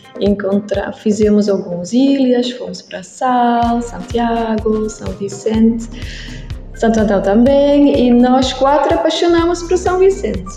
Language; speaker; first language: Portuguese; non-native, learner; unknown